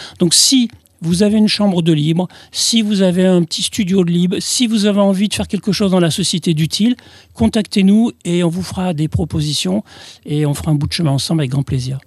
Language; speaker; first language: French; native; French